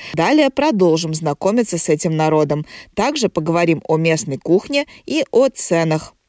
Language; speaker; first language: Russian; native; Russian